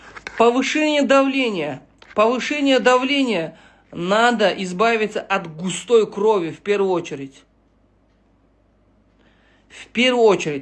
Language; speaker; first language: Russian; non-native, local second language; Uzbek